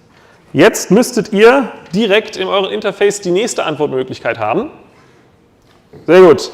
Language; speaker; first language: German; native; German